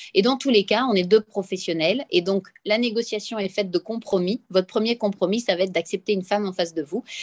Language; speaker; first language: French; native; French